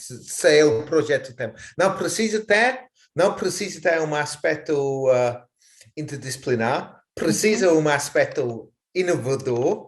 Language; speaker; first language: Portuguese; non-native, fluent; English